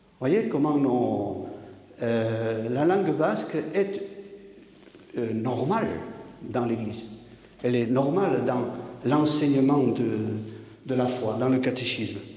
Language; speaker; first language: French; non-native, local second language; Basque